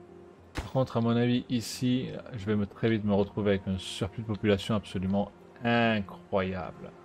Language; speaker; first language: French; native; French